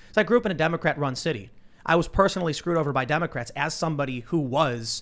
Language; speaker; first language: English; native; English